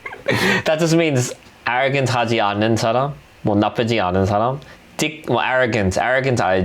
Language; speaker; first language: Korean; non-native, fluent; English